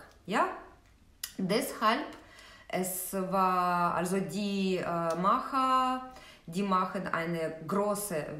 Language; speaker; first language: German; non-native, fluent; Russian